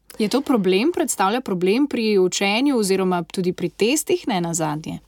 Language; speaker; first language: Slovenian; native; Slovenian